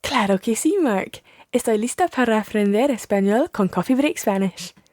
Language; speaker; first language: Spanish; non-native, learner; English